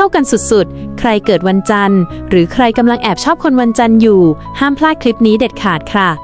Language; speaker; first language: Thai; native; Thai